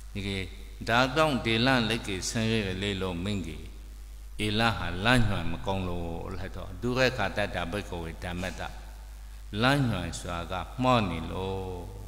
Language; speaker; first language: Burmese; native; Burmese